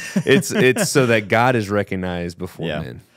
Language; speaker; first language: English; native; English